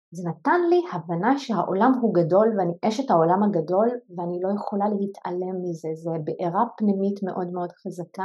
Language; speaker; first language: Hebrew; non-native, local second language; Arabic